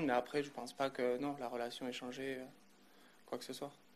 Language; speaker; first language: French; native; French